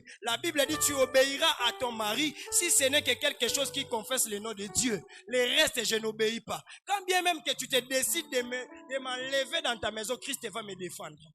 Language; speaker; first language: French; non-native, local second language; Lingala